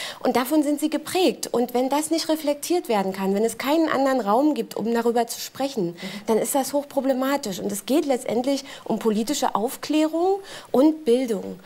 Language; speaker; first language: German; native; German